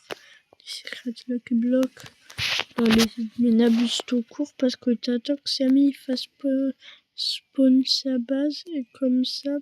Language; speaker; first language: French; native; French